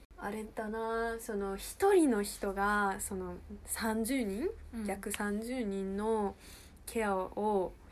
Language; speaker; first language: Japanese; early bilingual, heritage; Japanese